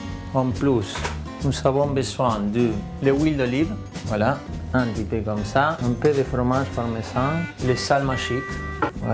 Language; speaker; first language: French; non-native, fluent; Spanish